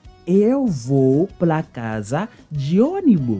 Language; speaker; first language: Portuguese; non-native, fluent; Haitian Creole